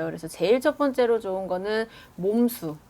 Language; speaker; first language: Korean; native; Korean